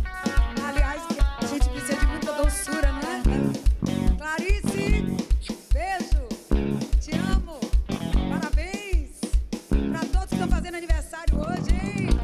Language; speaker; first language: Portuguese; native; Portuguese